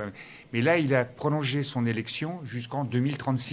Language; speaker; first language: French; native; French